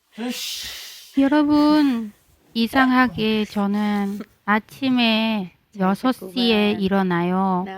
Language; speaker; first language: Korean; non-native, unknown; Vietnamese